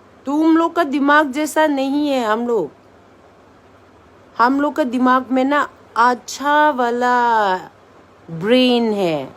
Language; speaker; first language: Hindi; non-native, local second language; Manipuri